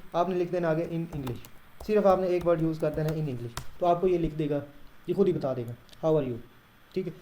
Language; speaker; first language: Urdu; non-native, local second language; Punjabi